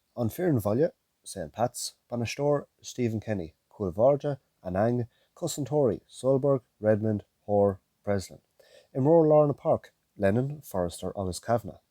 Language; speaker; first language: Irish; non-native, local second language; English